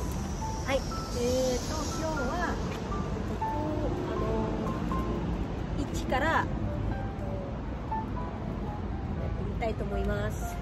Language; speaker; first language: Japanese; non-native, fluent; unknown